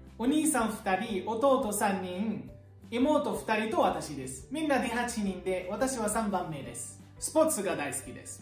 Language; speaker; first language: Japanese; non-native, fluent; Arabic